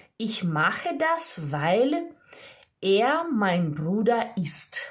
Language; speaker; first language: German; non-native, fluent; Ukrainian